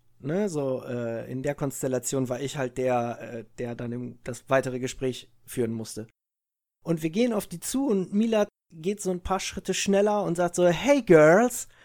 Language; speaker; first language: German; early bilingual, other home language; Italian